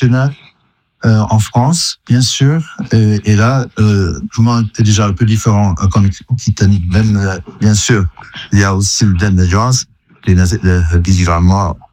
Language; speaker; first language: French; non-native, fluent; German